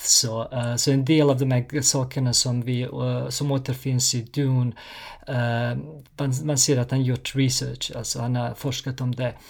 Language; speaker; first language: Swedish; non-native, fluent; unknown